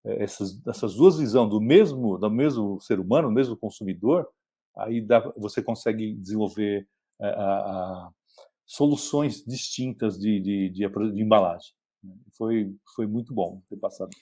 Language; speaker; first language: Portuguese; native; Portuguese